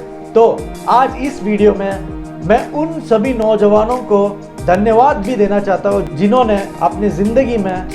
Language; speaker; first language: Hindi; native; Hindi